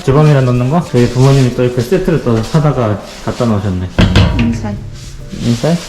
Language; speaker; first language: Korean; native; Korean